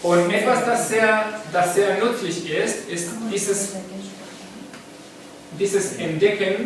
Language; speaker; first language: German; non-native, fluent; Spanish